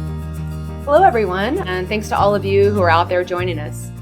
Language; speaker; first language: English; native; English